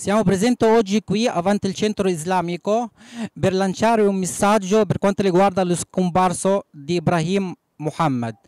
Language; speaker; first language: Italian; non-native, fluent; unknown